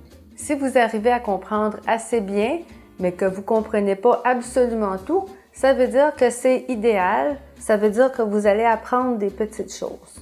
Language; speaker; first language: French; native; French